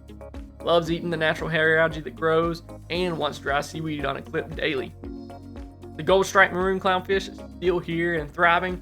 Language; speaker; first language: English; native; English